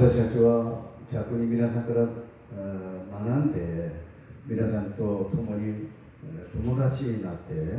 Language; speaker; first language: Japanese; non-native, fluent; Korean